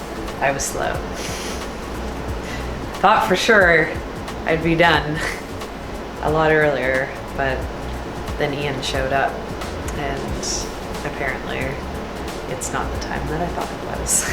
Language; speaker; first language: English; native; English